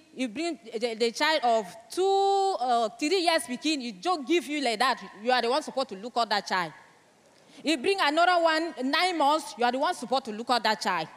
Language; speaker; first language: English; non-native, local second language; French